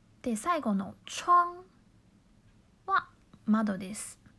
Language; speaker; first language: Japanese; non-native, fluent; Chinese